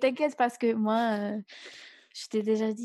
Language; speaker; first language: French; non-native, fluent; English